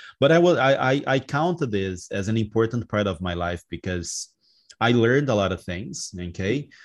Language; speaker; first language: English; non-native, fluent; Portuguese